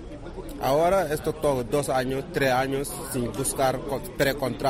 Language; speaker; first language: Spanish; non-native, learner; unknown